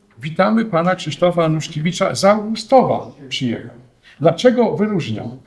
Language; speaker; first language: Polish; native; Polish